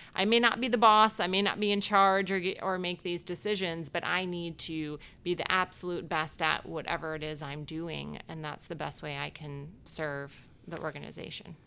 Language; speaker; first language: English; native; English